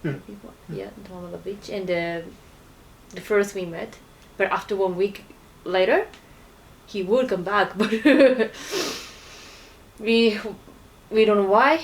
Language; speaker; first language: English; non-native, learner; Japanese